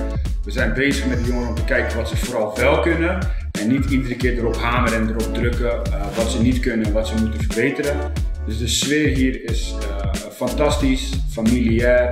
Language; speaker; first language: Dutch; native; Dutch